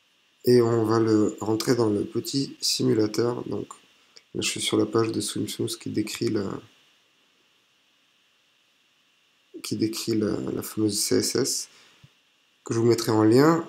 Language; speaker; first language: French; native; French